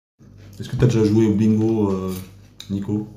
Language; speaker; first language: French; native; French